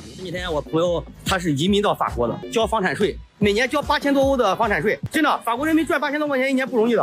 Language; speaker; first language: Chinese; native; Chinese